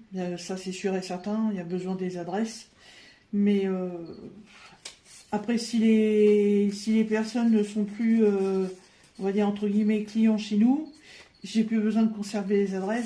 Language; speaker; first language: French; native; French